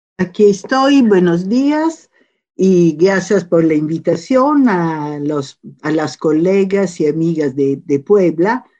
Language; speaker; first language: Spanish; non-native, fluent; Italian